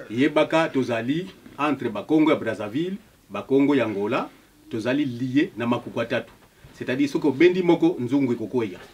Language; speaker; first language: Lingala; non-native, local second language; Kongo